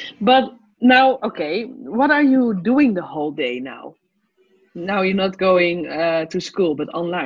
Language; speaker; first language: English; non-native, fluent; Dutch